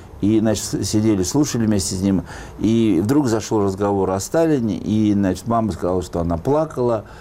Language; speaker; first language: Russian; native; Russian